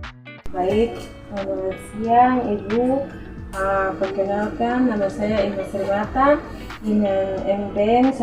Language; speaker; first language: Indonesian; non-native, local second language; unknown